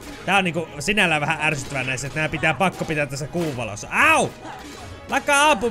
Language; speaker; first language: Finnish; native; Finnish